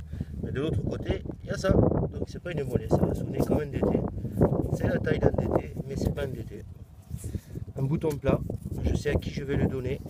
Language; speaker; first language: French; native; French